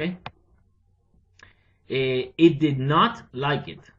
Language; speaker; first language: English; non-native, fluent; Spanish